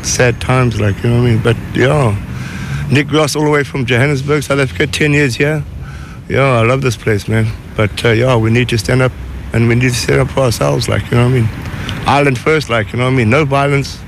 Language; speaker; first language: English; native; English